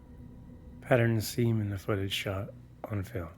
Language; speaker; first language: English; native; English